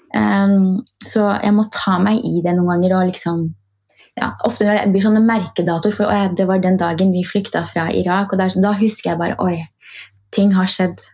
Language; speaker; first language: Norwegian; early bilingual, other home language; Arabic